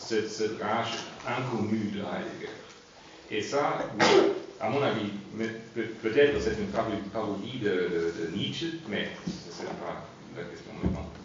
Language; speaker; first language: French; non-native, fluent; German